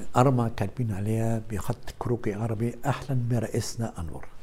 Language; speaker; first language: Arabic; non-native, fluent; German